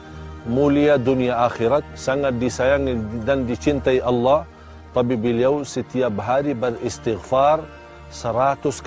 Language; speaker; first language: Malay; non-native, fluent; Arabic